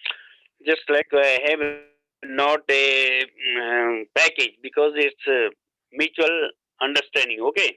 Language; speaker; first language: English; non-native, learner; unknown